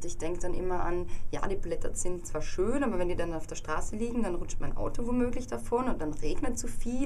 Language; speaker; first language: German; native; German